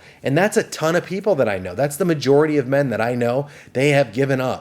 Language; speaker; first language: English; native; English